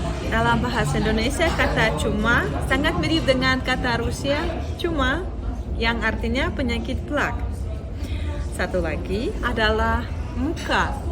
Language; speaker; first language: Indonesian; non-native, fluent; Russian